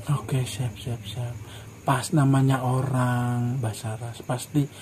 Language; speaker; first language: Indonesian; native; Indonesian